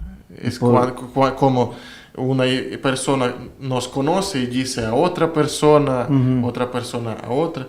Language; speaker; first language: Spanish; non-native, learner; Russian